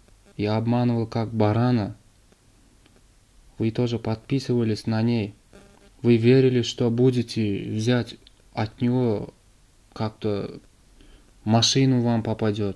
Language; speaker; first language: Russian; non-native, learner; Turkmen